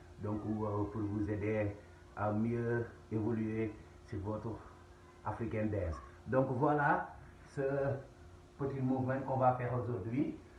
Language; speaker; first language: French; non-native, local second language; Wolof